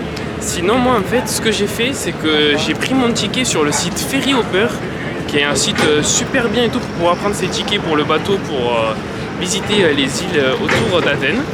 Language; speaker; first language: French; native; French